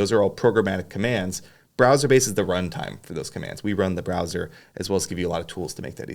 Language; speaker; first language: English; native; English